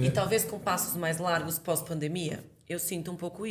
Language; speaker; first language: Portuguese; native; Portuguese